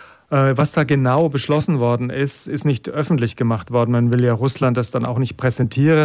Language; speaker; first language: German; native; German